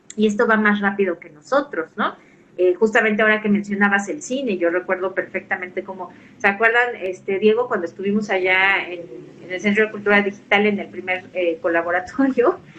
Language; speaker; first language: Spanish; native; Spanish